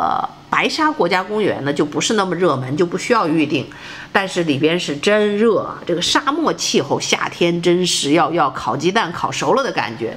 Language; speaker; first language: Chinese; native; Chinese